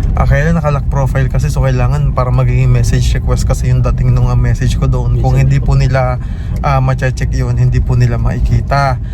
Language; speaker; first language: Filipino; native; Filipino